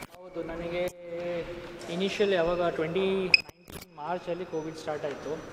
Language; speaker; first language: Kannada; non-native, local second language; Hindi